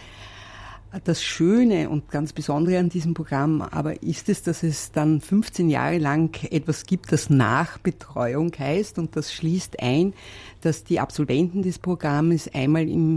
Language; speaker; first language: German; native; German